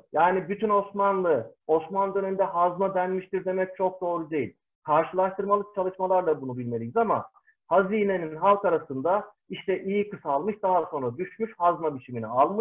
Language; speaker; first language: Turkish; native; Turkish